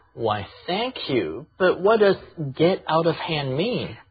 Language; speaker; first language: English; non-native, fluent; Chinese